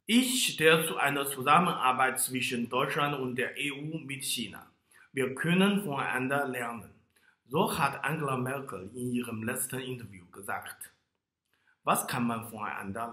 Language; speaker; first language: German; non-native, fluent; Chinese